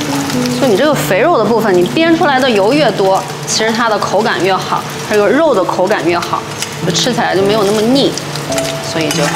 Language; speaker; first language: Chinese; native; Chinese